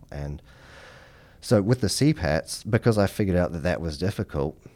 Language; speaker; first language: English; native; English